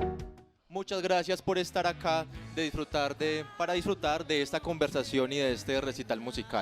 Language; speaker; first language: Spanish; native; Spanish